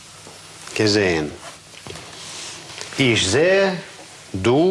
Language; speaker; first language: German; non-native, fluent; Russian